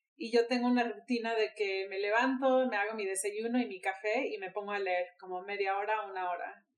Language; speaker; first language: Spanish; early bilingual, heritage; Spanish